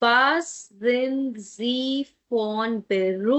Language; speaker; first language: German; non-native, fluent; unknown